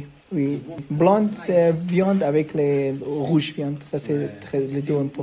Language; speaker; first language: French; non-native, learner; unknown